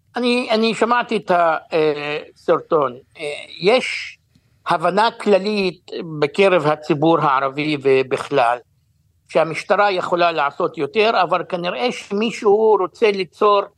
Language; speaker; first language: Hebrew; non-native, local second language; Arabic